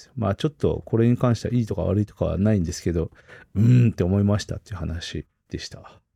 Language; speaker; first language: Japanese; native; Japanese